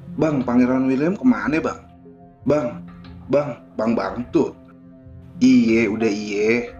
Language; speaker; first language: Indonesian; native; Indonesian